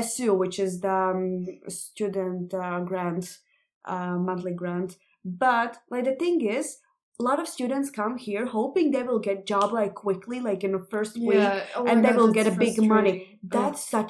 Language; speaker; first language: English; non-native, fluent; Latvian